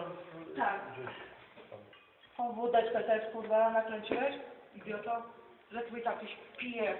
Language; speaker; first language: Polish; native; Polish